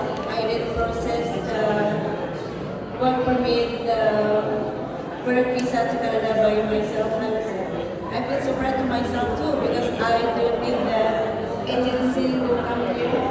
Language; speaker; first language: English; non-native, learner; Indonesian